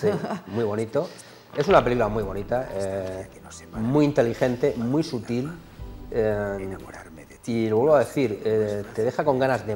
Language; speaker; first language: Spanish; native; Spanish